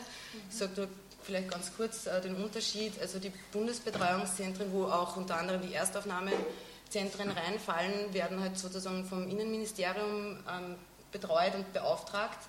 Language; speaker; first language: German; native; German